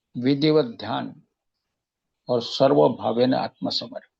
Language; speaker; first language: Hindi; non-native, local second language; Marathi